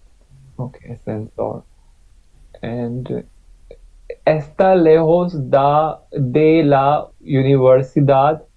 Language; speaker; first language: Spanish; non-native, learner; English